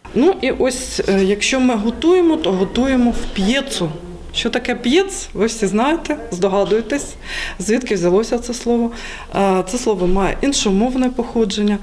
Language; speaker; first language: Ukrainian; native; Ukrainian